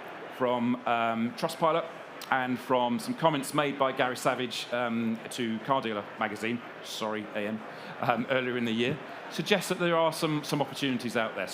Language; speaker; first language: English; native; English